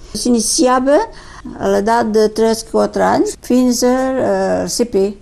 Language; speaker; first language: Catalan; native; Catalan